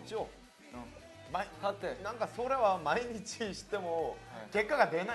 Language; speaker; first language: Japanese; non-native, learner; Korean